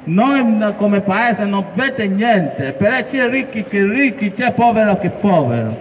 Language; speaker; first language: Italian; non-native, learner; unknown